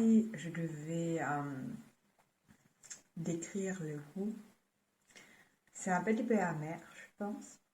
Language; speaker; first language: French; non-native, fluent; German